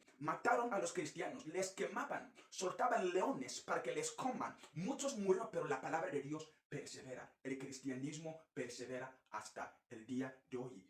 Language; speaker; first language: Spanish; non-native, fluent; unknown